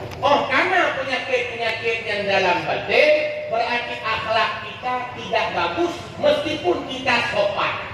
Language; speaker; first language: Malay; non-native, local second language; Achinese